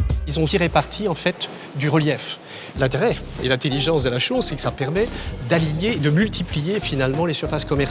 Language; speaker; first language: French; native; French